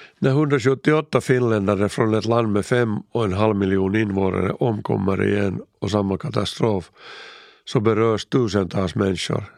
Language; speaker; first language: Swedish; native; Swedish